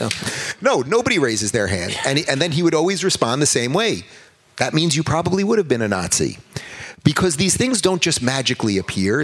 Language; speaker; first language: English; native; English